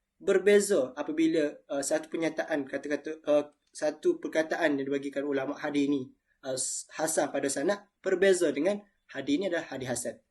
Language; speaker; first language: Malay; native; Malay